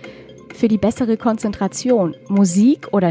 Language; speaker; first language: German; native; German